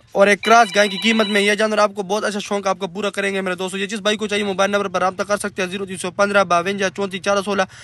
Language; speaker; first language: Urdu; non-native, local second language; Punjabi